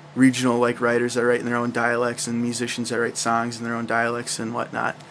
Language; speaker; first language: English; early bilingual, other home language; German